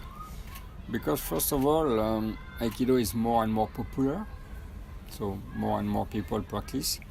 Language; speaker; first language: English; non-native, fluent; French